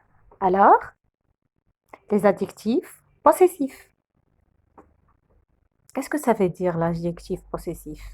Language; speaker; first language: French; non-native, fluent; Arabic